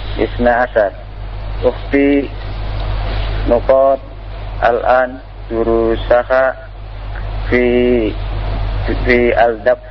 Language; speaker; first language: Arabic; non-native, learner; Indonesian